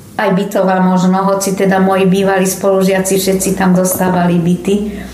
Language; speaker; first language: Slovak; native; Slovak